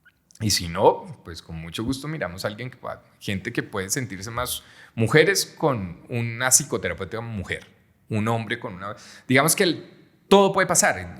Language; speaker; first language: Spanish; native; Spanish